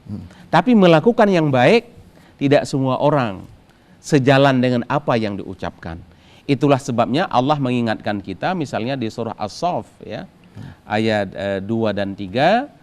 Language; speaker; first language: Indonesian; native; Indonesian